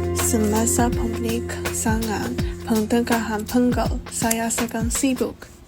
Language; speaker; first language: Malay; non-native, learner; Chinese